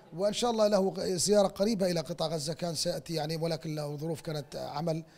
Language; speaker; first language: Arabic; native; Arabic